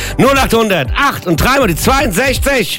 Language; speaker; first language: German; native; German